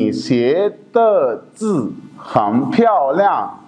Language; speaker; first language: Chinese; non-native, learner; Urdu